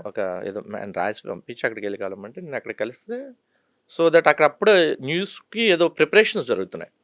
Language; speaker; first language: Telugu; native; Telugu